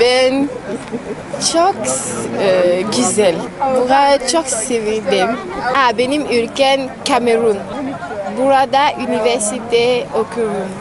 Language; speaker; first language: Turkish; non-native, learner; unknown